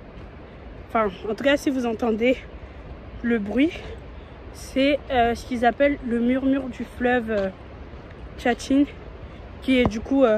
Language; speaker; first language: French; native; French